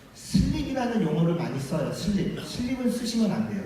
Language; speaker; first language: Korean; native; Korean